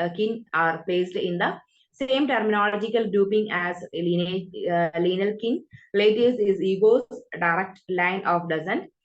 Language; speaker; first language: English; non-native, local second language; Malayalam